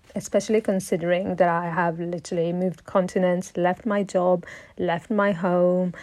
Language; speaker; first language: English; non-native, fluent; Italian